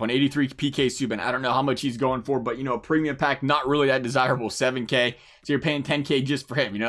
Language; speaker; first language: English; native; English